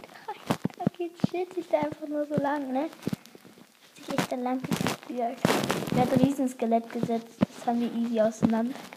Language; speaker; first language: German; native; German